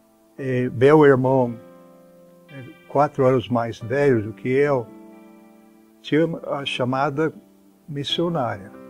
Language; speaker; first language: Portuguese; non-native, fluent; English